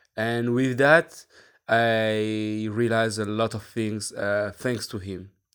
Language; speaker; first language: English; non-native, fluent; French